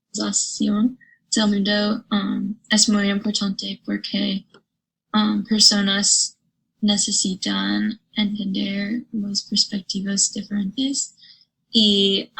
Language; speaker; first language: Spanish; non-native, learner; English